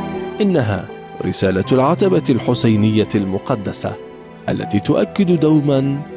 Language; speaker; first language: Arabic; native; Arabic